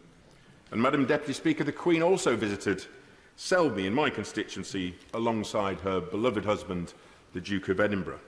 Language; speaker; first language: English; native; English